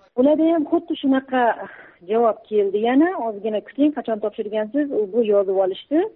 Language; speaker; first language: Uzbek; early bilingual, heritage; Uzbek